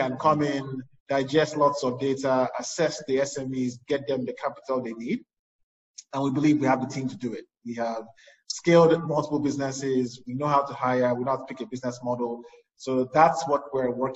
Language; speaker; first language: English; non-native, local second language; Yoruba